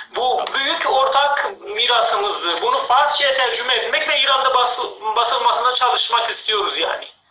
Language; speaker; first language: Turkish; non-native, fluent; Persian